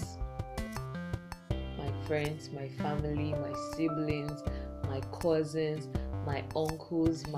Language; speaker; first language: English; non-native, local second language; Igbo